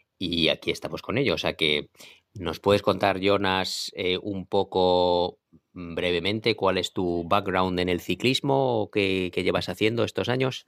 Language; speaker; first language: Spanish; native; Spanish